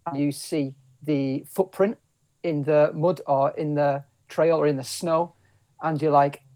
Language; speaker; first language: English; native; English